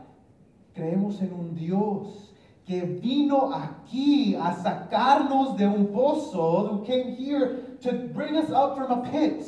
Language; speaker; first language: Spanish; early bilingual, heritage; English